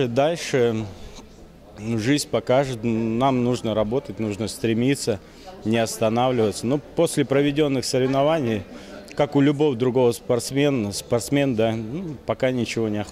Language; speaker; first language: Russian; native; Russian